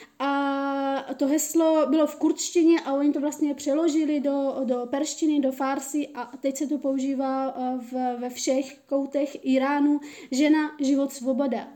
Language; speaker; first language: Czech; early bilingual, other home language; Persian